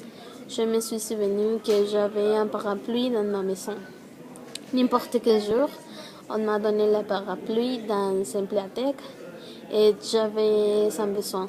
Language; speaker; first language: French; non-native, learner; Spanish